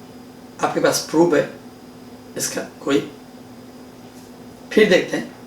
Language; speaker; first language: Hindi; non-native, learner; Nepali